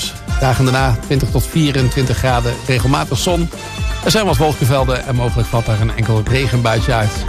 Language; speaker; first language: Dutch; native; Dutch